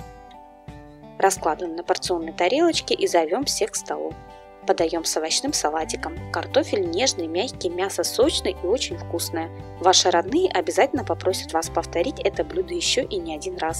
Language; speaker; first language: Russian; native; Russian